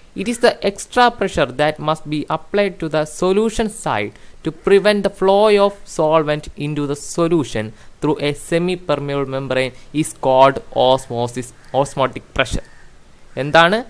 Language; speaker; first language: English; non-native, local second language; Malayalam